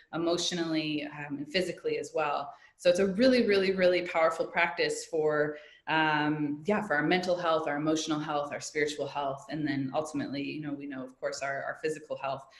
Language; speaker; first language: English; native; English